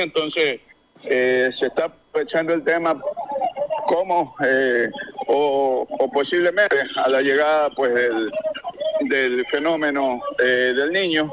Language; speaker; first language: Spanish; native; Spanish